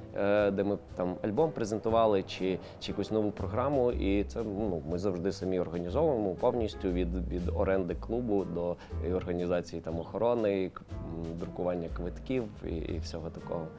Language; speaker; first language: Ukrainian; non-native, local second language; Russian